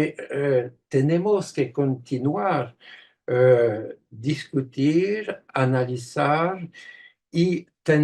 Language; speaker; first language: Spanish; non-native, fluent; French